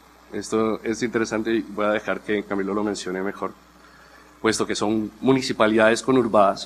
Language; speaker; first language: Spanish; native; Spanish